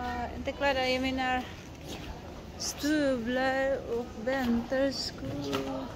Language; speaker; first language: Swedish; non-native, learner; Cebuano